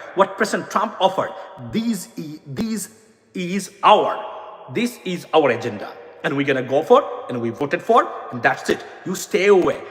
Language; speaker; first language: English; non-native, local second language; Bangla